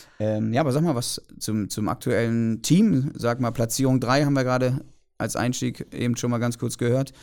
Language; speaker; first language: German; native; German